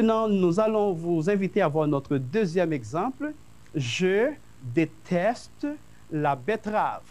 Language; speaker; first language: French; non-native, fluent; Spanish